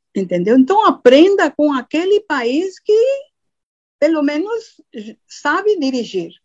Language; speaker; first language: Portuguese; non-native, fluent; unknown